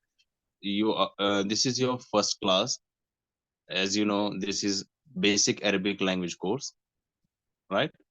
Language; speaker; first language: Hindi; native; Hindi